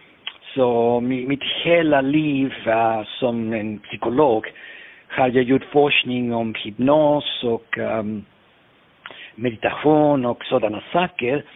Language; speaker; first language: Swedish; non-native, fluent; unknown